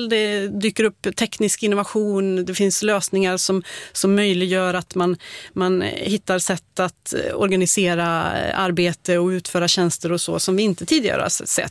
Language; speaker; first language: Swedish; native; Swedish